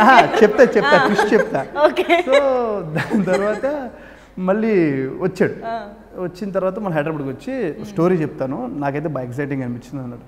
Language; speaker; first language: Telugu; native; Telugu